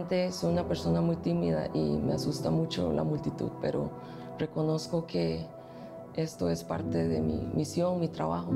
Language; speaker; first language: Spanish; early bilingual, other home language; Chinese